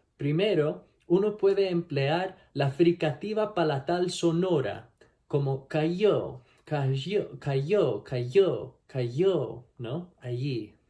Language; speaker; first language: Spanish; non-native, learner; English